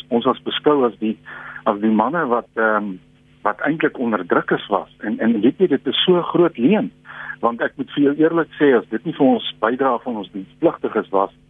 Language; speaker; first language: Afrikaans; native; Afrikaans